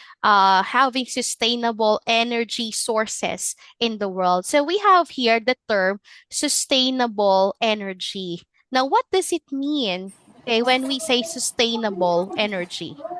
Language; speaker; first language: English; non-native, fluent; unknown